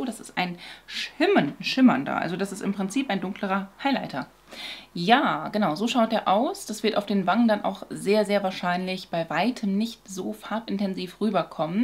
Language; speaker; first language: German; native; German